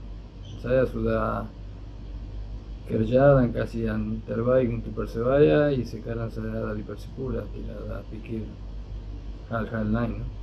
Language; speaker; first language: Indonesian; non-native, fluent; Spanish